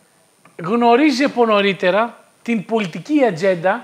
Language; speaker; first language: Greek; native; Greek